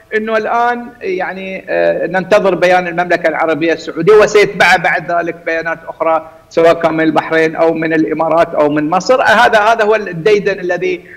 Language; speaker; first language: Arabic; native; Arabic